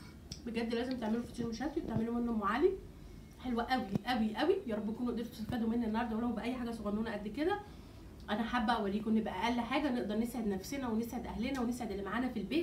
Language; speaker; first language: Arabic; native; Arabic